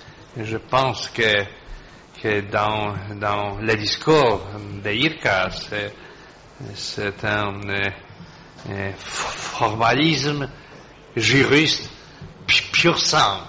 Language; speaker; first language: French; non-native, fluent; Polish